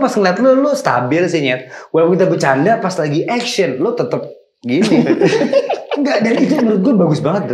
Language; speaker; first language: Indonesian; native; Indonesian